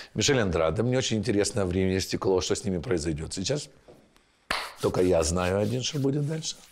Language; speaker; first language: Russian; native; Russian